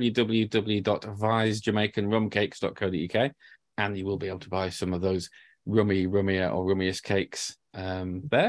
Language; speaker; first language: English; native; English